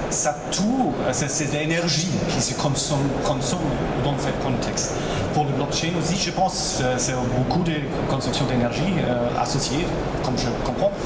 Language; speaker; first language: French; non-native, local second language; German